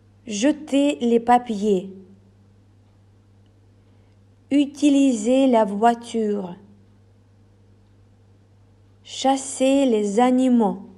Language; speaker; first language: French; non-native, fluent; Ukrainian